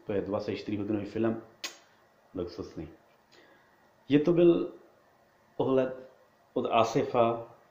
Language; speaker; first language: Czech; non-native, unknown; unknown